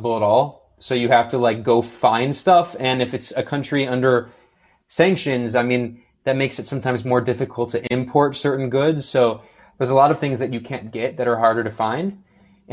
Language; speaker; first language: English; native; English